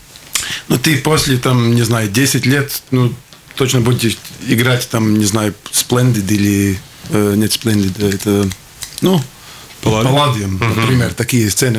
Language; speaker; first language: Russian; non-native, local second language; Latvian